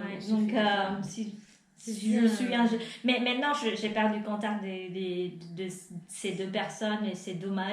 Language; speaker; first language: French; non-native, fluent; Vietnamese